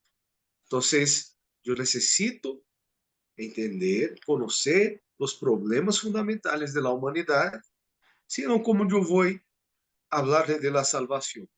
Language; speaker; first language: Spanish; non-native, fluent; Portuguese